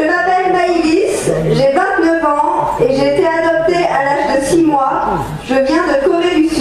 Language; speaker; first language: French; native; French